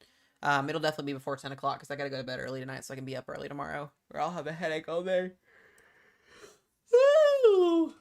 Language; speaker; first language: English; native; English